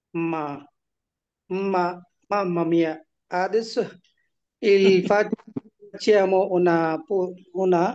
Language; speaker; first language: Italian; non-native, learner; Bangla